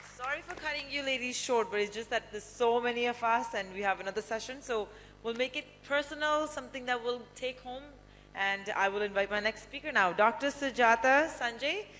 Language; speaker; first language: English; native; English